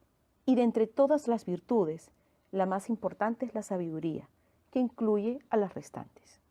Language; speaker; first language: Spanish; native; Spanish